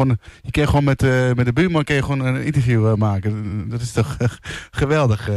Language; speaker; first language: Dutch; native; Dutch